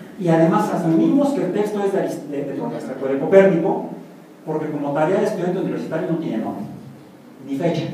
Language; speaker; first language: Spanish; native; Spanish